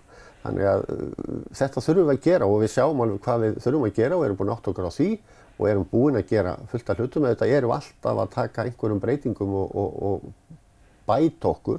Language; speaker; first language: Icelandic; native; Icelandic